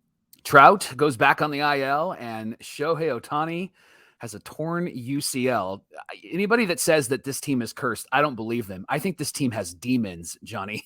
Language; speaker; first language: English; native; English